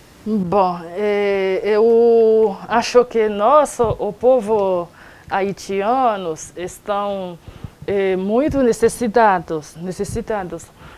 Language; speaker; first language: Portuguese; non-native, learner; Haitian Creole